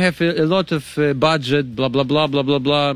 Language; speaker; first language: English; non-native, learner; Russian